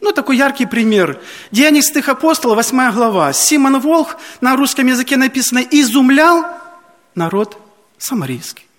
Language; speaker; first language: Russian; native; Russian